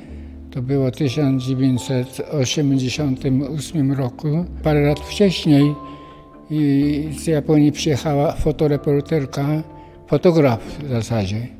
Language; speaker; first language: Polish; non-native, fluent; Japanese